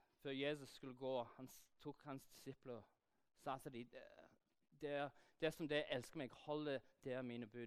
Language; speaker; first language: Norwegian; non-native, fluent; English